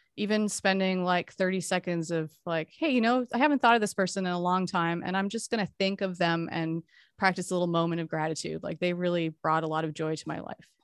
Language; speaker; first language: English; native; English